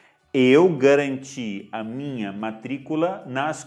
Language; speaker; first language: Portuguese; non-native, fluent; Arabic